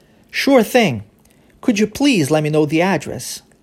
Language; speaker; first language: English; early bilingual, other home language; Portuguese